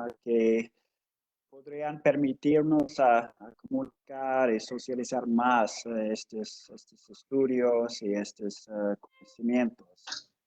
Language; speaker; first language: Spanish; non-native, fluent; English